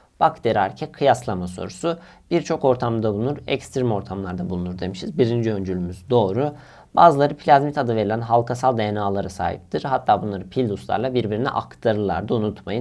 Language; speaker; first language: Turkish; native; Turkish